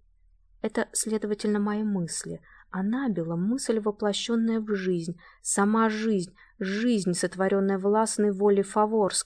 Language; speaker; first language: Russian; native; Russian